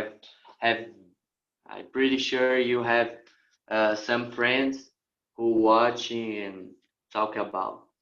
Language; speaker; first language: English; non-native, learner; Portuguese